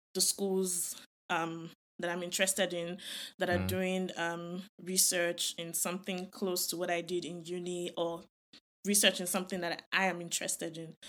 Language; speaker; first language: English; non-native, local second language; Yoruba